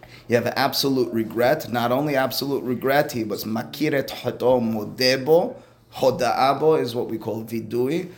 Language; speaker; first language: English; native; English